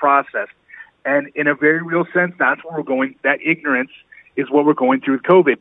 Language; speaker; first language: English; native; English